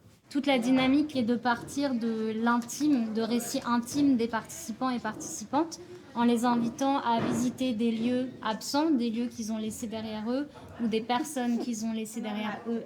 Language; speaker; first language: French; native; French